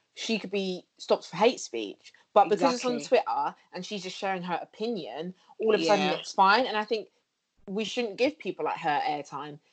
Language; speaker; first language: English; native; English